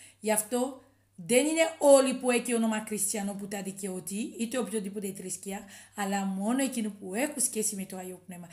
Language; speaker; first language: Greek; non-native, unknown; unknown